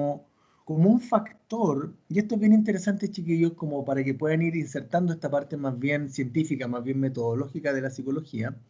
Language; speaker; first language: Spanish; native; Spanish